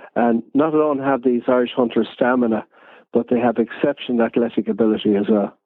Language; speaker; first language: English; native; English